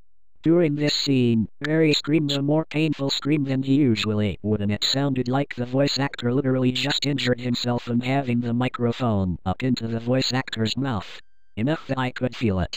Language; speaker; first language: English; native; English